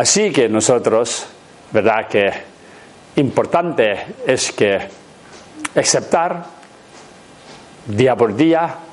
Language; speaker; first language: Spanish; non-native, learner; Tibetan